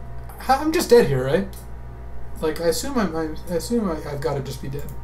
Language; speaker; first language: English; native; English